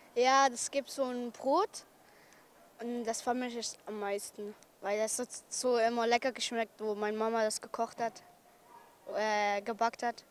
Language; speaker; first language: German; early bilingual, other home language; Persian